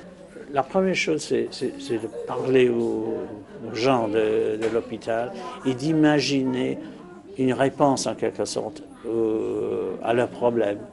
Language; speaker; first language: French; non-native, fluent; English